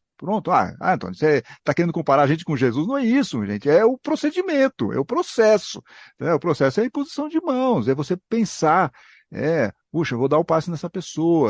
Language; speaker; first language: Portuguese; native; Portuguese